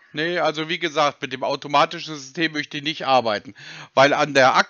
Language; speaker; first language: German; native; German